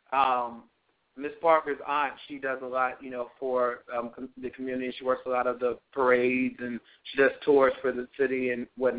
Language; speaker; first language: English; native; English